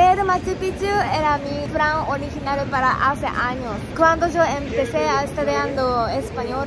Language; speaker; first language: Spanish; non-native, learner; Japanese